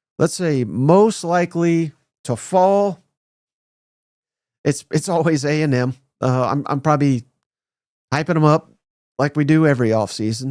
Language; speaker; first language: English; native; English